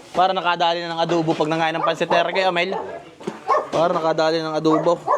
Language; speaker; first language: Filipino; native; Filipino